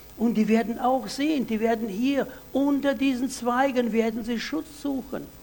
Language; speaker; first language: German; non-native, fluent; Russian